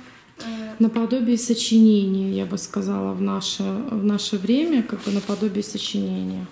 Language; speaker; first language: Russian; native; Russian